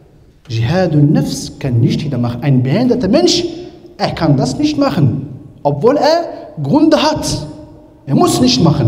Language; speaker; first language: German; non-native, learner; Arabic